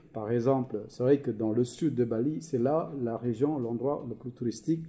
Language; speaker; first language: French; non-native, fluent; Balinese